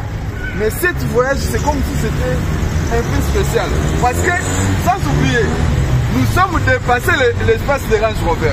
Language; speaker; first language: French; non-native, local second language; Lingala